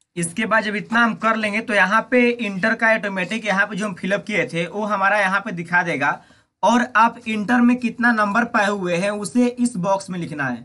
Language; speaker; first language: Hindi; native; Hindi